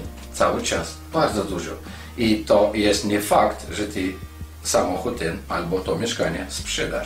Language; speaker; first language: Polish; non-native, fluent; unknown